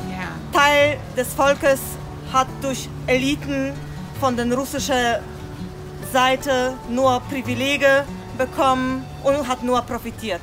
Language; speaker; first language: German; non-native, fluent; Polish